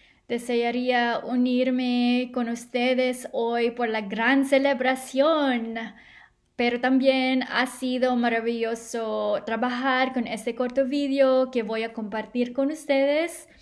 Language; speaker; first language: Spanish; non-native, fluent; English